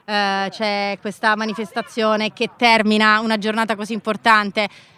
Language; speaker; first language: Italian; native; Italian